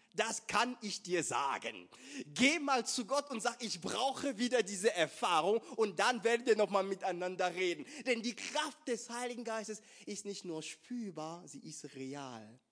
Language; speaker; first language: German; non-native, fluent; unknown